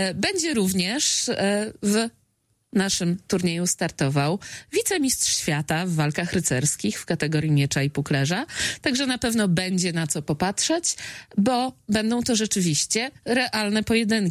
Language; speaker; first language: Polish; native; Polish